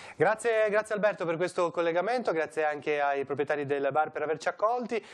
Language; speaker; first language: Italian; native; Italian